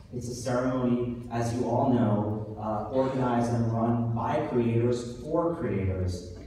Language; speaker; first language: English; native; English